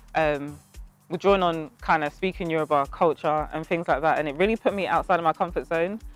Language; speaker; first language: English; native; English